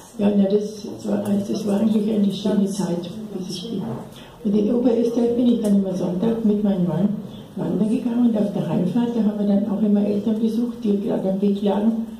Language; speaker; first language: German; native; German